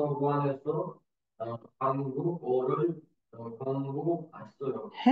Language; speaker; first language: Korean; non-native, learner; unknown